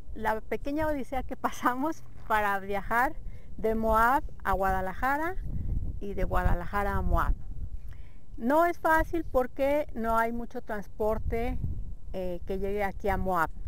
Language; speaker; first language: Spanish; native; Spanish